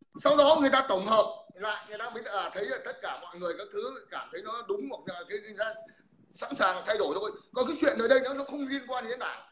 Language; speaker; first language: Vietnamese; native; Vietnamese